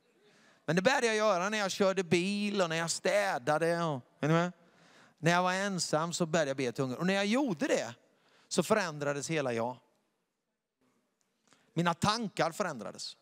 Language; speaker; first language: Swedish; native; Swedish